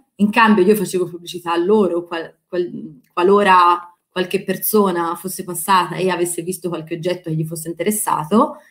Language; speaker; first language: Italian; native; Italian